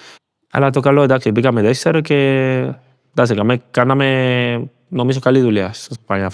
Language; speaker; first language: Greek; non-native, learner; Spanish